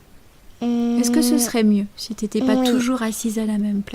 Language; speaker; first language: French; native; French